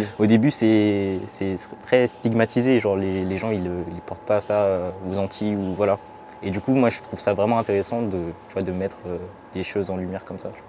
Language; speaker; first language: French; native; French